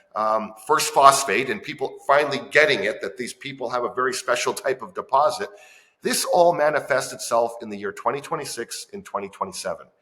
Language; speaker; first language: English; native; English